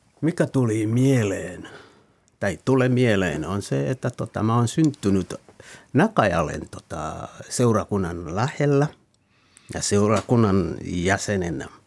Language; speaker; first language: Finnish; non-native, fluent; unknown